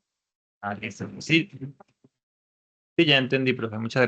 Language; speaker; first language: Spanish; native; Spanish